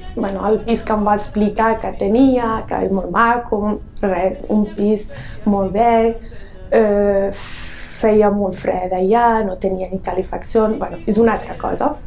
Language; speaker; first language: Catalan; non-native, fluent; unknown